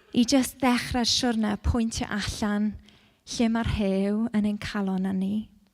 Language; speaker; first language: Welsh; non-native, local second language; English